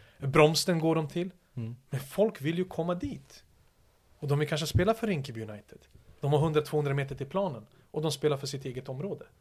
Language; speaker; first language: Swedish; early bilingual, other home language; Serbian